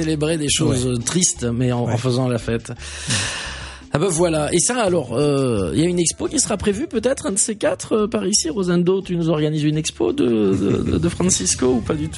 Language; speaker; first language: French; native; French